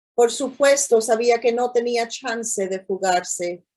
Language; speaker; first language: Spanish; early bilingual, other home language; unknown